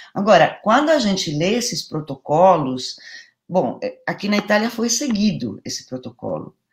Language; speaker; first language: Portuguese; non-native, fluent; Italian